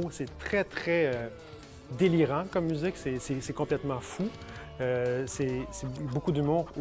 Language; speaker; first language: French; native; French